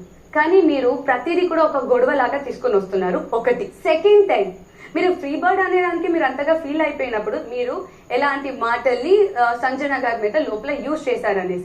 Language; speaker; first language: Telugu; native; Telugu